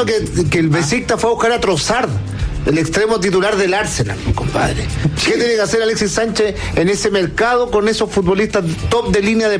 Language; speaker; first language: Spanish; native; Spanish